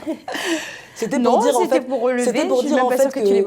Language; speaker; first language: French; native; French